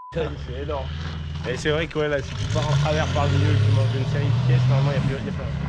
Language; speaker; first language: French; native; French